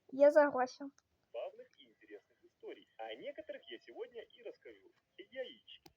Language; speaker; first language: Russian; native; Russian